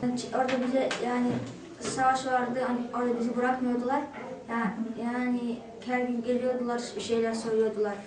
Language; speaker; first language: Turkish; non-native, learner; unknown